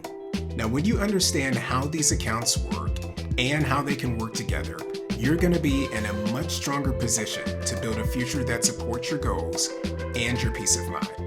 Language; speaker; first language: English; native; English